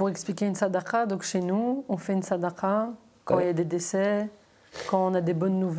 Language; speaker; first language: French; native; French